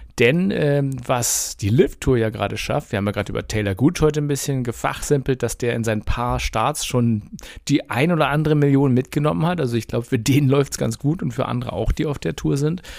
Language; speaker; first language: German; native; German